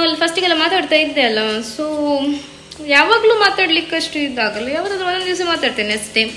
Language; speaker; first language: Kannada; non-native, local second language; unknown